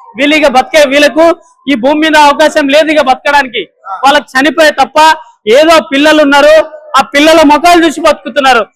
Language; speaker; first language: Telugu; non-native, local second language; Lambadi